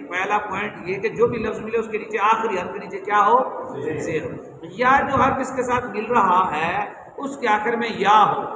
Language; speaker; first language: Urdu; non-native, local second language; Punjabi